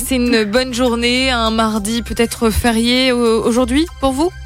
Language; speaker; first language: French; native; French